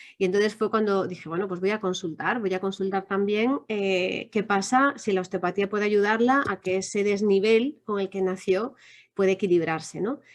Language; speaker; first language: Spanish; native; Spanish